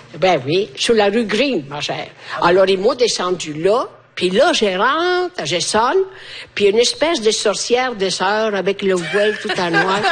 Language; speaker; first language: French; non-native, fluent; Italian